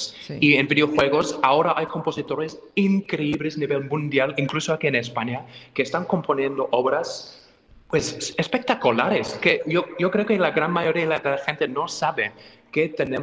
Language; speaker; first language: Spanish; non-native, fluent; English